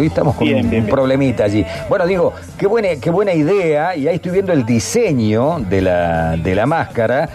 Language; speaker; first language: Spanish; native; Spanish